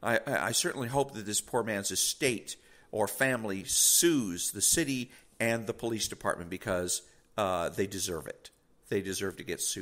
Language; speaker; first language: English; native; English